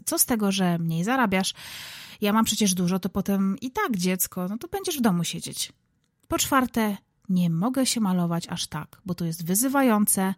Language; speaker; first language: Polish; native; Polish